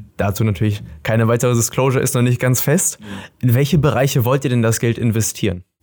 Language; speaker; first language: German; native; German